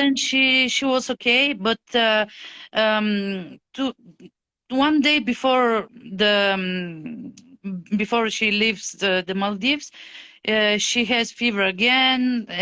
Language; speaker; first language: English; non-native, fluent; Bulgarian